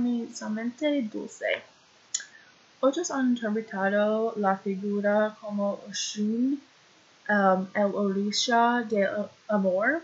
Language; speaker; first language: Spanish; non-native, learner; English